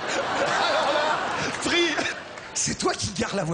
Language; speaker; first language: French; native; French